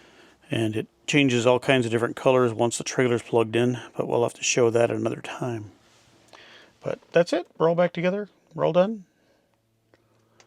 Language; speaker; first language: English; native; English